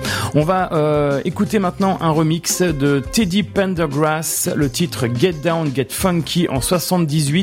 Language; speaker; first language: French; native; French